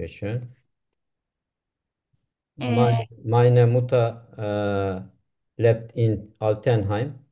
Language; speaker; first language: German; non-native, learner; Turkish